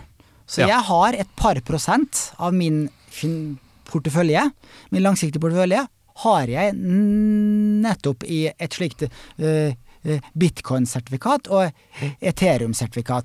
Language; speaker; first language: Norwegian; native; Norwegian